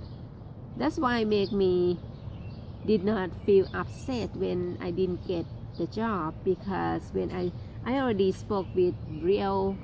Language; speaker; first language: English; non-native, learner; Thai